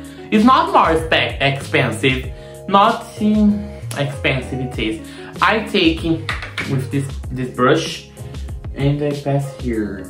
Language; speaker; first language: English; non-native, learner; Portuguese